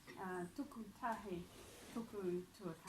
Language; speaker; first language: Māori; non-native, learner; English